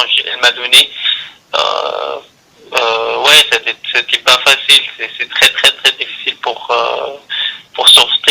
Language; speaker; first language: French; non-native, learner; Arabic